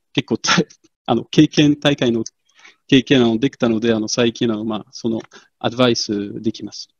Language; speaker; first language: Japanese; non-native, fluent; French